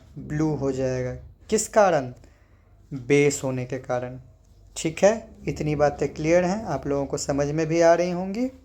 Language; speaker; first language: Hindi; native; Hindi